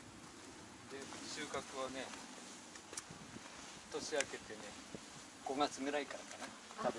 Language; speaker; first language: Japanese; native; Japanese